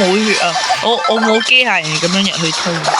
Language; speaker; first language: Chinese; early bilingual, heritage; Cantonese